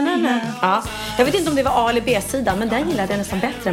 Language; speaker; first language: Swedish; native; Swedish